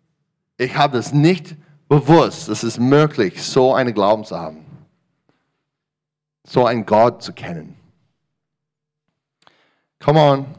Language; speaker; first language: German; non-native, learner; English